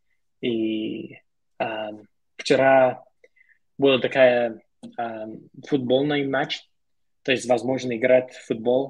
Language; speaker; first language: Russian; non-native, learner; English